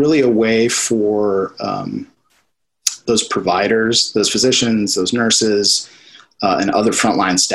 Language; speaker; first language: English; native; English